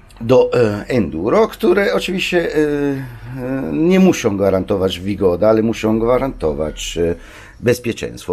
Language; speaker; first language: Polish; non-native, learner; Italian